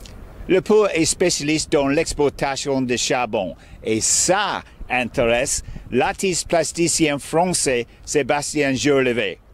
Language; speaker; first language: French; non-native, fluent; English